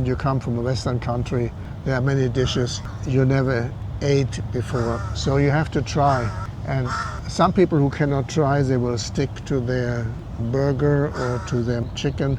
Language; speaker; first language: English; non-native, fluent; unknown